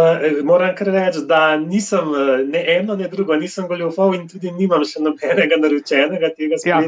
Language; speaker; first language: Slovenian; native; Slovenian